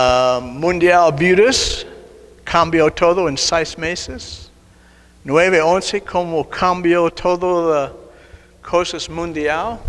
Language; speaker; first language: Spanish; non-native, learner; English